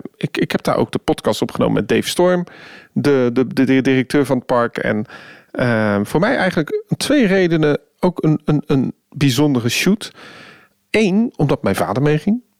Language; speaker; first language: Dutch; native; Dutch